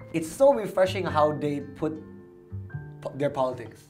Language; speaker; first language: English; early bilingual, other home language; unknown